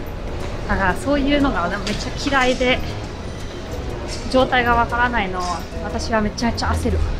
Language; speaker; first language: Japanese; non-native, fluent; German